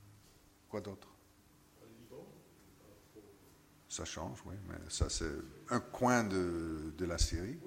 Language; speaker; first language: French; non-native, fluent; English